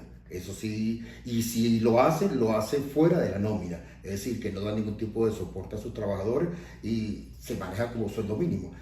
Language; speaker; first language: Spanish; native; Spanish